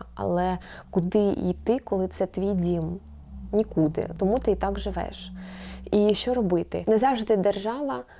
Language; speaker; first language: Ukrainian; non-native, local second language; Russian